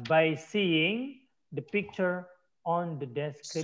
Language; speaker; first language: English; non-native, learner; Indonesian